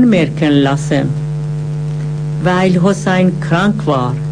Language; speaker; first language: German; non-native, fluent; Persian